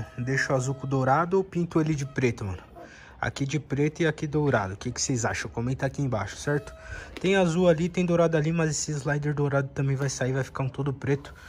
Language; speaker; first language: Portuguese; native; Portuguese